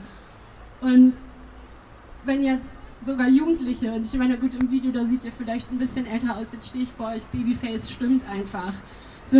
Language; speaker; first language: German; early bilingual, other home language; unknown